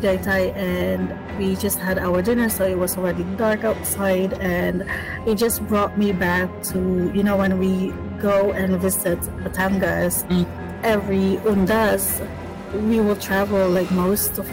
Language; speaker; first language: English; non-native, local second language; Filipino